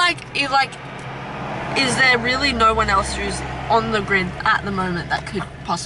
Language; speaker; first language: English; native; English